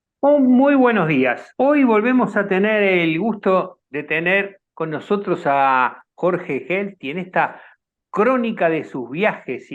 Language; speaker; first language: Spanish; native; Spanish